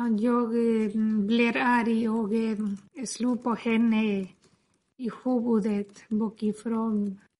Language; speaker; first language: Swedish; non-native, learner; Spanish